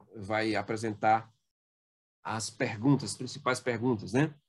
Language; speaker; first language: Portuguese; native; Portuguese